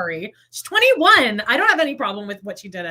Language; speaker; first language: English; native; English